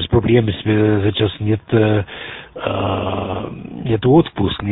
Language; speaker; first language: Russian; non-native, learner; German